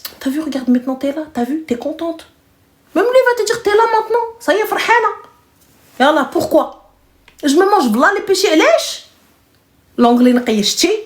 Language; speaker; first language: French; early bilingual, other home language; Arabic